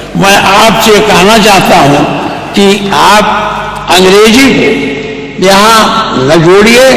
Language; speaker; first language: Hindi; native; Hindi